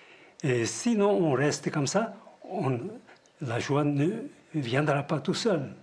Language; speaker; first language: French; non-native, fluent; Tibetan